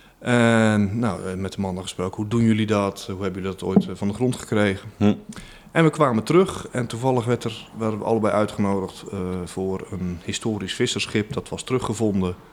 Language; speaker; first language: Dutch; native; Dutch